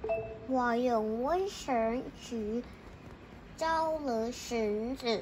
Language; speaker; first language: Chinese; non-native, learner; Thai